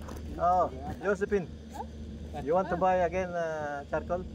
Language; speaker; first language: English; non-native, local second language; Filipino